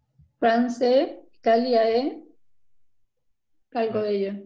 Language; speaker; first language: Korean; non-native, learner; Spanish